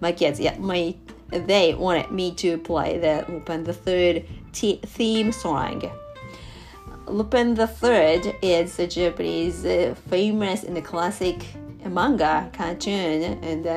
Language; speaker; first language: English; non-native, learner; Japanese